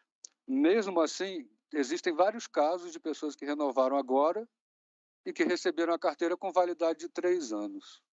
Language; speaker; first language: Portuguese; native; Portuguese